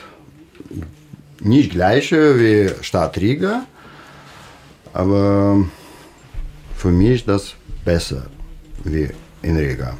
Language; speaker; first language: German; non-native, learner; Russian